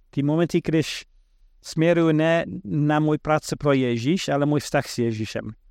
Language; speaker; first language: Czech; non-native, fluent; English